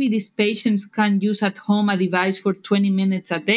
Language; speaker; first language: English; non-native, fluent; Spanish